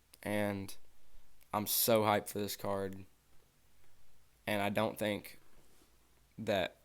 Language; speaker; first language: English; native; English